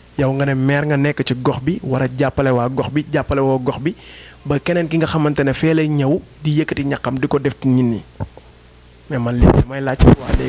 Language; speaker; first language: Wolof; native; Wolof